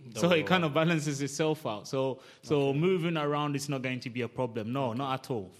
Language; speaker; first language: English; non-native, local second language; Akan